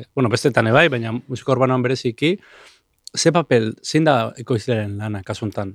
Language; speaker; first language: Basque; native; Basque